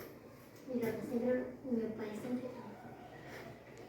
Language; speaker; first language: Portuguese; non-native, learner; Spanish